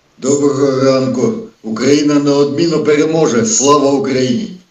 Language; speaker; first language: Ukrainian; early bilingual, heritage; Russian